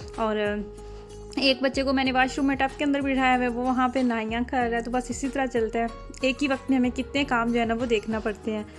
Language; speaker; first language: Urdu; native; Urdu